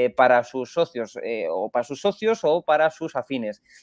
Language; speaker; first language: Spanish; native; Spanish